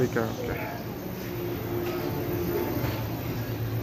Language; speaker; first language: English; non-native, learner; Bangla